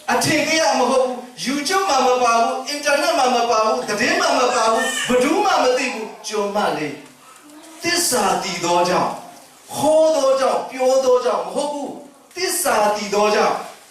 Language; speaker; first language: Burmese; non-native, local second language; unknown